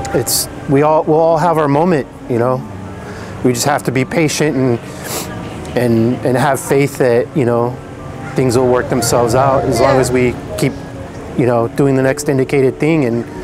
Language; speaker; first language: English; early bilingual, other home language; Spanish